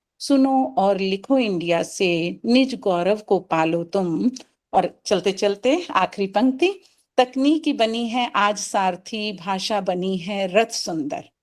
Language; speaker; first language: Hindi; native; Hindi